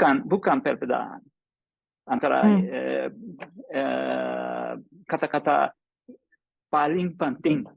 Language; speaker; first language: Indonesian; non-native, learner; English